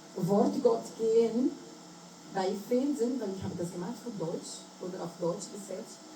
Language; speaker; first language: German; non-native, learner; Portuguese